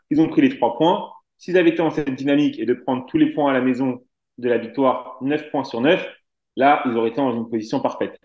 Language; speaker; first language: French; native; French